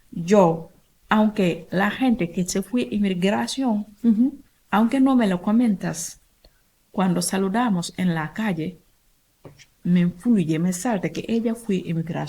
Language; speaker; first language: Spanish; non-native, learner; Wolof